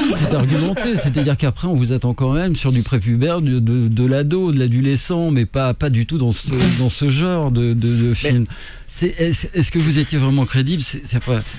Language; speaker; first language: French; native; French